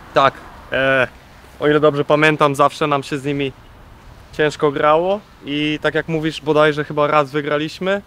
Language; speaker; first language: Polish; native; Polish